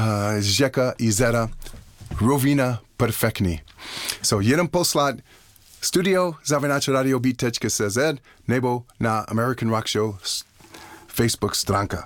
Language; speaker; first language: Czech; non-native, learner; English